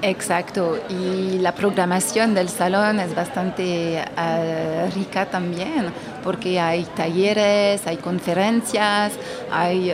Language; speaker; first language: Spanish; non-native, fluent; French